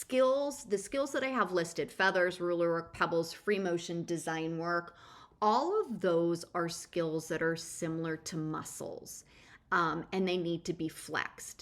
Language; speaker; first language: English; native; English